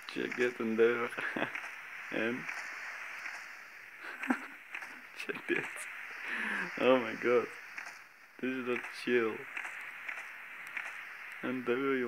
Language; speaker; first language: Dutch; native; Dutch